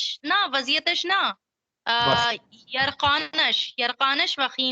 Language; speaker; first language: Persian; non-native, learner; Urdu